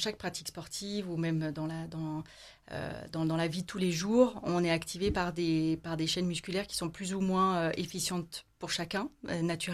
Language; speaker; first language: French; native; French